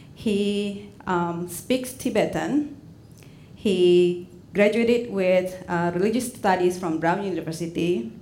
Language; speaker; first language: English; non-native, fluent; Indonesian